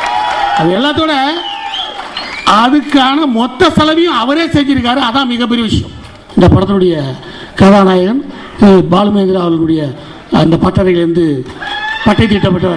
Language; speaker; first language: Tamil; native; Tamil